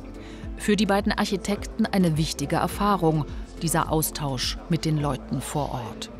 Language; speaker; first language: German; native; German